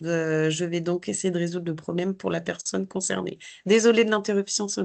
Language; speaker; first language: French; native; French